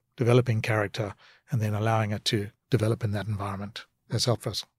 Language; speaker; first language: English; native; English